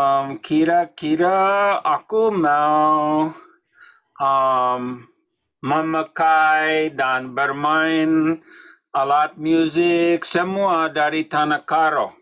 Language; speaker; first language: Indonesian; non-native, learner; English